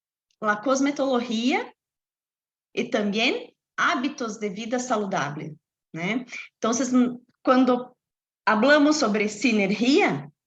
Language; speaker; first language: Spanish; non-native, fluent; Portuguese